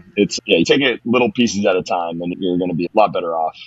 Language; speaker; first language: English; native; English